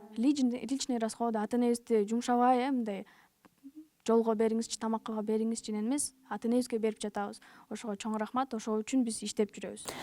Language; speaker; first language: Kyrgyz; native; Kyrgyz